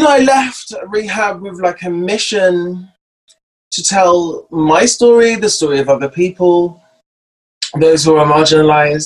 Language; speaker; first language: English; native; English